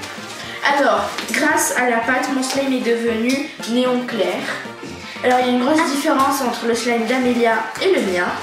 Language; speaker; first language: French; native; French